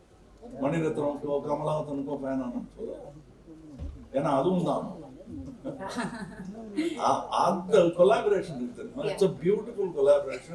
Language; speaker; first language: Tamil; native; Tamil